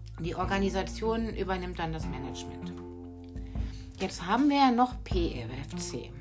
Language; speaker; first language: German; native; German